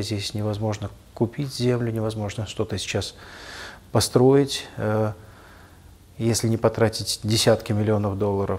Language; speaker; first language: Russian; native; Russian